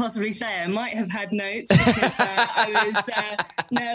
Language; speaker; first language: English; native; English